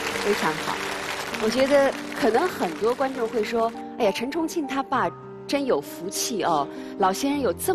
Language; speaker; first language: Chinese; native; Chinese